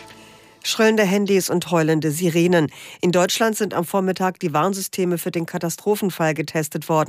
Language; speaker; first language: German; native; German